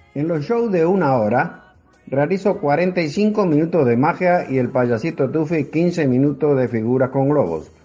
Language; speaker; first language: Spanish; native; Spanish